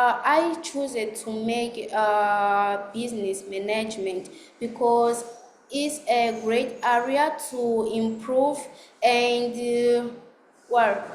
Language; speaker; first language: English; non-native, learner; Portuguese